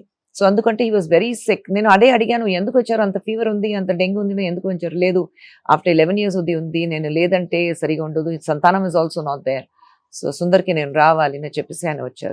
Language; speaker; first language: Telugu; non-native, fluent; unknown